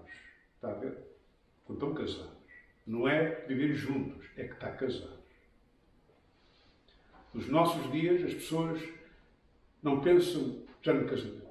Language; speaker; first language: Portuguese; native; Portuguese